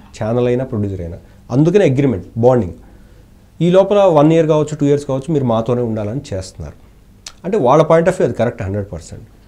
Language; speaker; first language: Telugu; native; Telugu